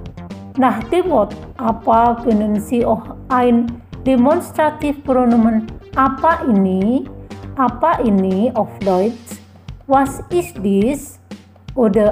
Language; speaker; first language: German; non-native, fluent; Indonesian